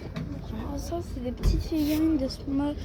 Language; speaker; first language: French; native; French